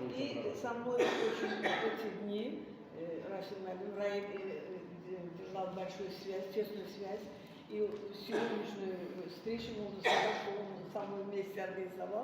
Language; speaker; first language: Russian; non-native, local second language; Azerbaijani